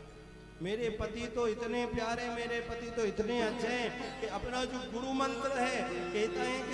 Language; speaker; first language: Hindi; native; Hindi